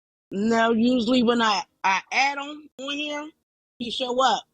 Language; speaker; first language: English; native; English